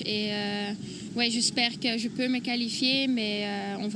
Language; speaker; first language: French; non-native, local second language; Dutch